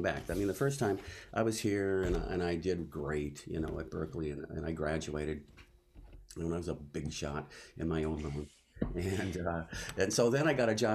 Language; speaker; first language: English; native; English